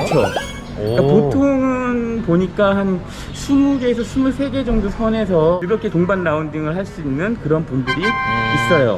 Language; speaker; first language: Korean; native; Korean